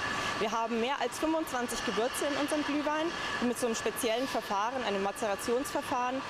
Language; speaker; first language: German; native; German